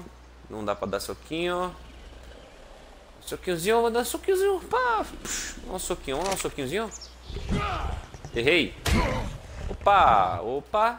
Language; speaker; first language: Portuguese; native; Portuguese